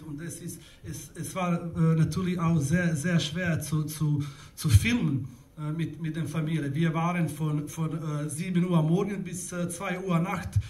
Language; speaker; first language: German; non-native, learner; Bosnian